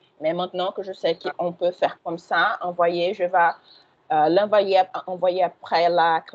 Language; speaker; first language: French; non-native, fluent; Portuguese